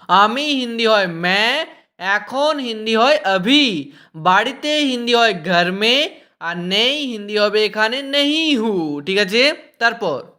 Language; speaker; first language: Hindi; non-native, fluent; Bangla